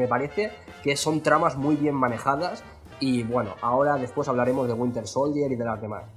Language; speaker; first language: Spanish; native; Spanish